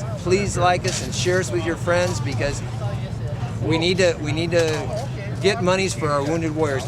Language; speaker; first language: English; native; English